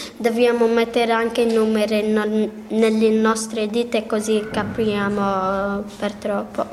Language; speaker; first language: Italian; early bilingual, other home language; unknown